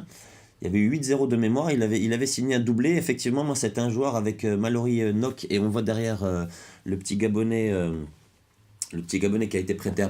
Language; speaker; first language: French; native; French